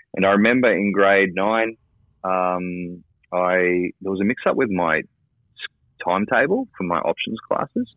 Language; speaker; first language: English; native; English